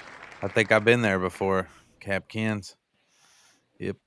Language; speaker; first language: English; native; English